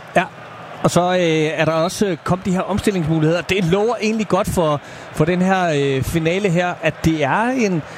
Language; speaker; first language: Danish; native; Danish